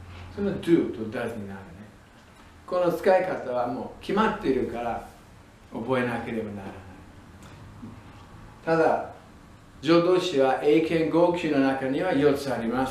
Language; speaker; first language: Japanese; non-native, fluent; English